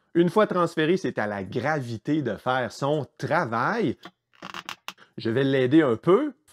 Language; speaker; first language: French; native; French